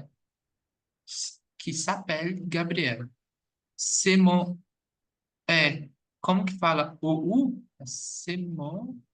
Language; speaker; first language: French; non-native, learner; Portuguese